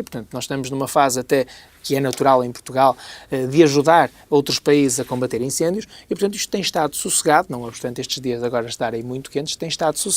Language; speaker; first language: Portuguese; native; Portuguese